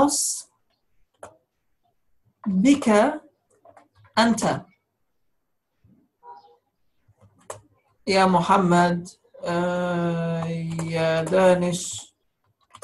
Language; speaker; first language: Arabic; native; Arabic